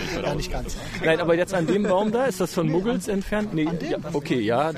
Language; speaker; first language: German; native; German